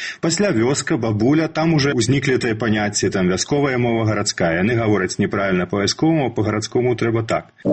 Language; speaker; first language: Belarusian; non-native, local second language; Russian